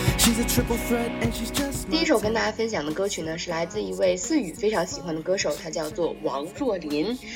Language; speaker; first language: Chinese; native; Chinese